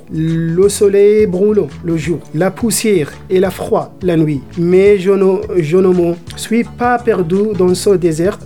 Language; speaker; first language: French; non-native, learner; Arabic